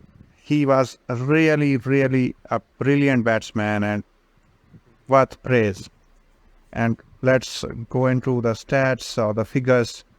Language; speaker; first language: English; non-native, local second language; Urdu